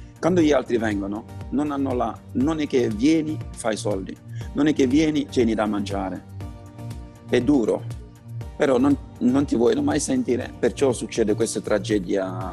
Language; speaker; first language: Italian; non-native, fluent; Wolof